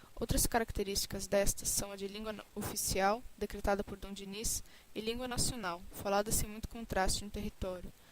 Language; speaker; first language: Portuguese; native; Portuguese